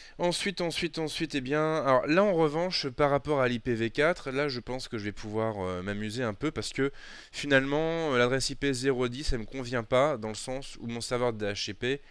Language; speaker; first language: French; native; French